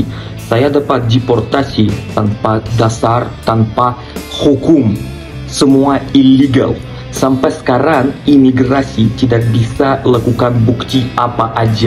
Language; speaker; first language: Indonesian; non-native, learner; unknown